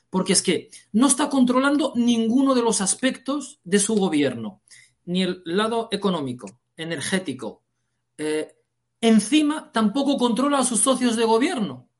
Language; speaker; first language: Spanish; early bilingual, heritage; Arabic